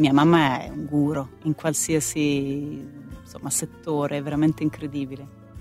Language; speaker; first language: Italian; non-native, fluent; Swedish